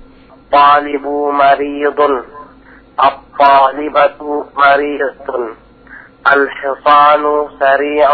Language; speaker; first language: Arabic; non-native, learner; Indonesian